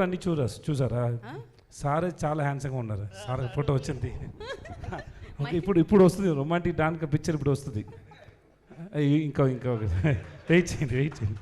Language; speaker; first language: Telugu; non-native, learner; Tamil